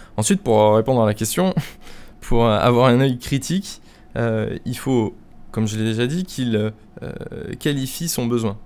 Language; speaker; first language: French; native; French